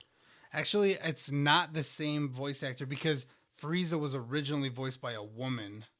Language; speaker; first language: English; native; English